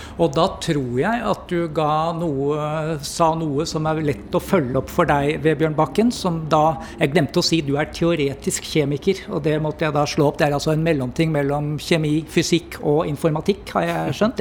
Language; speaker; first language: Norwegian; native; Norwegian